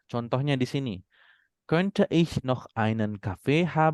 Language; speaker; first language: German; non-native, fluent; Indonesian